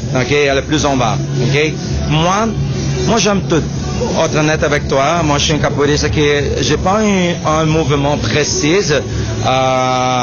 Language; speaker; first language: French; non-native, learner; Portuguese